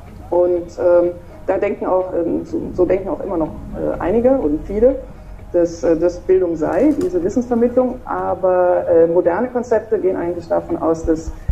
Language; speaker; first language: German; native; German